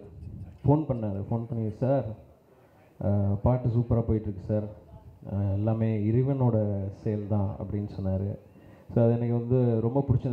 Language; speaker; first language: Tamil; native; Tamil